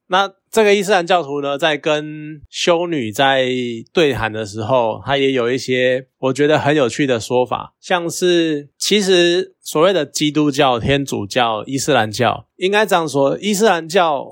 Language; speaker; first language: Chinese; native; Chinese